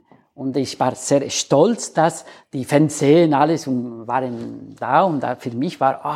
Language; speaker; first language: German; non-native, learner; Spanish